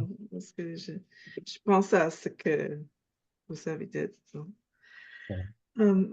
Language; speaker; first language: French; non-native, fluent; English